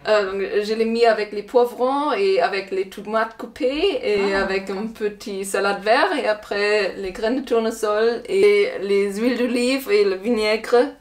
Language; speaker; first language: French; non-native, learner; German